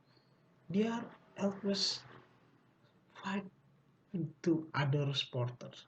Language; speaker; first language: English; non-native, learner; Indonesian